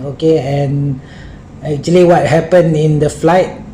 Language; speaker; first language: English; non-native, local second language; Malay